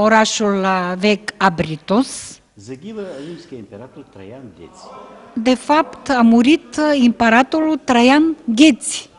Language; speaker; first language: Romanian; non-native, fluent; Bulgarian